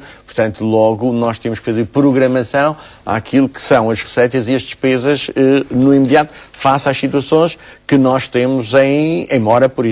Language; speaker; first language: Portuguese; native; Portuguese